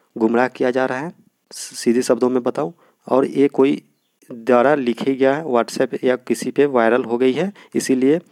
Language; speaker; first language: Hindi; native; Hindi